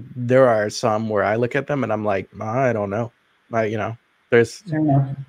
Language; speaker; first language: English; native; English